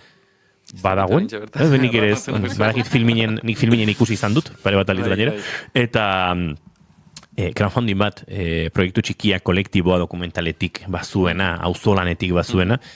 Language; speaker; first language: Basque; native; Basque